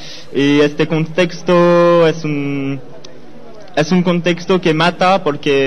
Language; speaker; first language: Spanish; non-native, learner; French